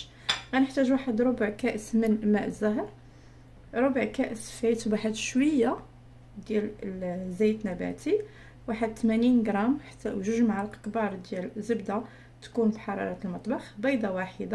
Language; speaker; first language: Arabic; native; Arabic